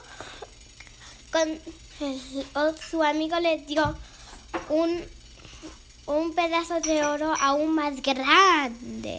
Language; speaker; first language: Spanish; early bilingual, heritage; Spanish